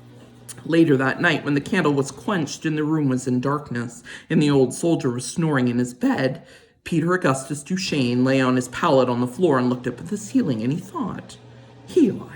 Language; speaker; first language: English; native; English